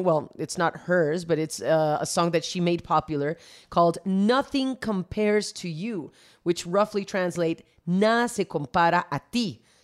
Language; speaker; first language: English; non-native, fluent; Spanish